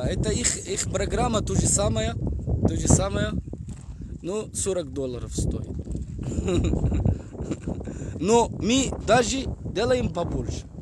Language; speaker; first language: Russian; non-native, learner; Arabic